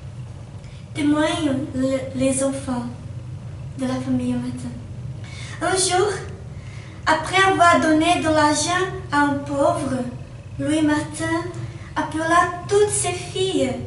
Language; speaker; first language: French; native; French